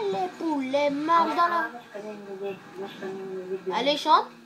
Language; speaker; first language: French; native; French